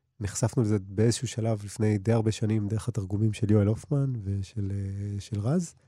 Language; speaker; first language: Hebrew; early bilingual, other home language; Russian